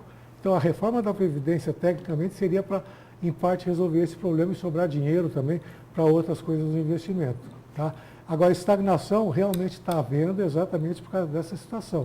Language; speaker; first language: Portuguese; native; Portuguese